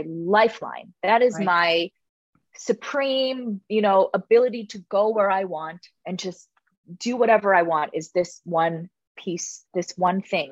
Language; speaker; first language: English; native; English